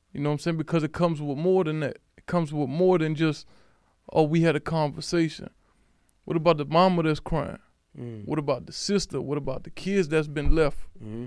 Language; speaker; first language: English; native; English